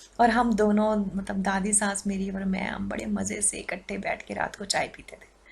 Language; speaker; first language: Hindi; native; Hindi